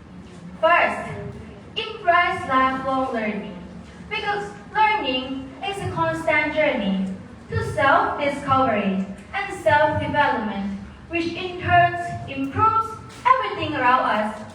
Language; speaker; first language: English; non-native, fluent; Thai